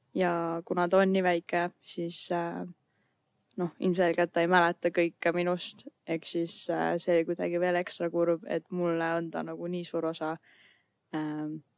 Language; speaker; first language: Estonian; native; Estonian